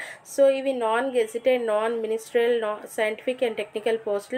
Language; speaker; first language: Telugu; native; Telugu